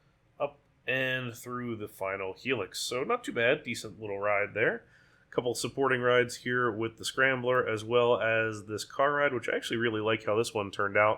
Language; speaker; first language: English; native; English